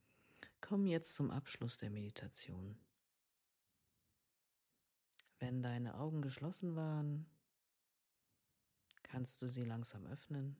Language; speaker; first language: German; native; German